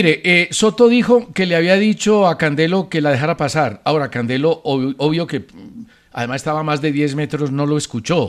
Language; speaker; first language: Spanish; native; Spanish